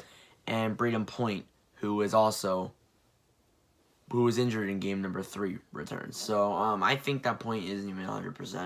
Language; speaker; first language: English; native; English